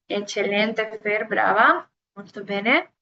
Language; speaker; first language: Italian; non-native, fluent; Spanish